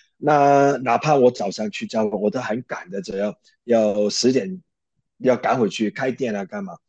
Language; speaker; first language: Chinese; non-native, local second language; Cantonese